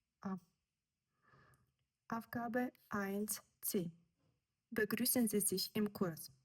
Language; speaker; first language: German; non-native, fluent; Ukrainian